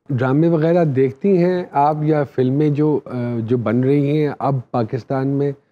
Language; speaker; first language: Urdu; non-native, local second language; Punjabi